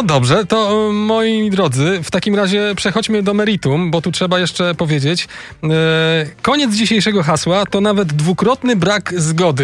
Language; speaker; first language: Polish; native; Polish